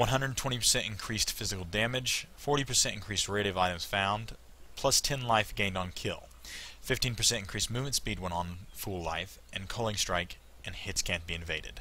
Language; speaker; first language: English; native; English